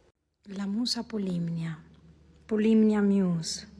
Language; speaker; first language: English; non-native, learner; Italian